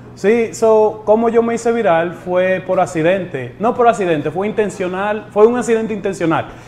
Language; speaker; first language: Spanish; native; Spanish